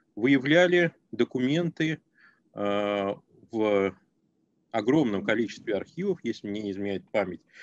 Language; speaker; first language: Russian; native; Russian